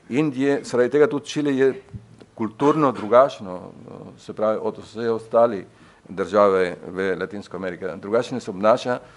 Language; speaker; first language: Slovenian; non-native, fluent; Spanish